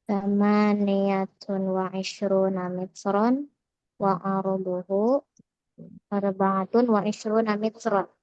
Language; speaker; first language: Arabic; non-native, learner; Indonesian